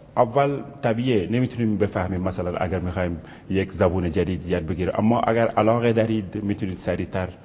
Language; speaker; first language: Persian; non-native, fluent; Wolof